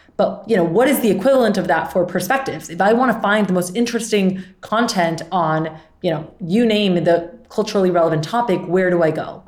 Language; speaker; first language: English; non-native, fluent; Spanish